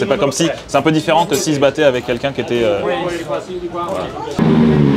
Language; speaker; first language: French; native; French